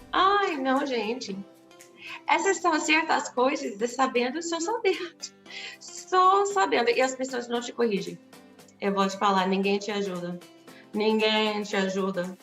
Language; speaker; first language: Portuguese; non-native, fluent; English